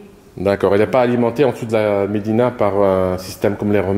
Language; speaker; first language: French; native; French